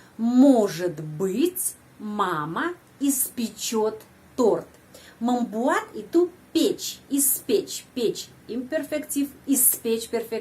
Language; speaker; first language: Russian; non-native, fluent; Indonesian